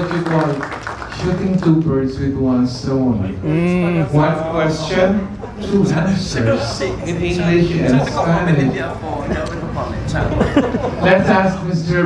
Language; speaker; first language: English; non-native, fluent; Filipino